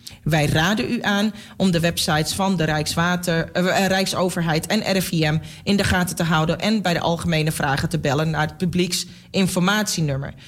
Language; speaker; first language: Dutch; native; Dutch